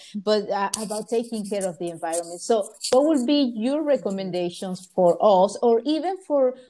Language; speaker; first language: English; non-native, fluent; Spanish